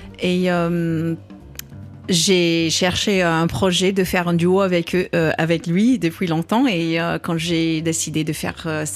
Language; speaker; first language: French; non-native, learner; English